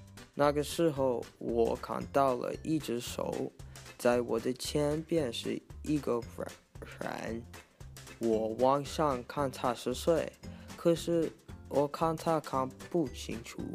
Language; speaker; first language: Chinese; non-native, learner; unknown